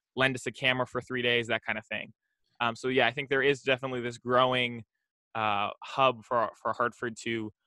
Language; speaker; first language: English; native; English